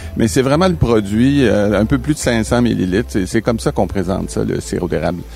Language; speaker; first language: French; native; French